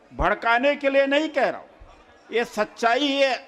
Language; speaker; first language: Hindi; native; Hindi